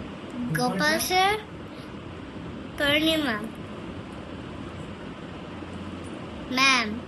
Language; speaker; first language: Tamil; early bilingual, heritage; Tamil